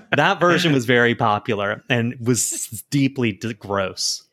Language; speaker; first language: English; native; English